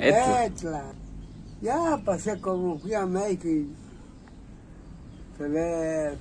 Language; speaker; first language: Spanish; non-native, local second language; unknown